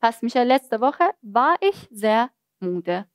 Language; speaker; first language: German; non-native, fluent; Persian